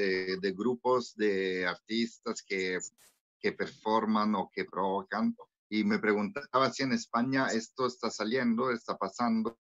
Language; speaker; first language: Spanish; non-native, fluent; Italian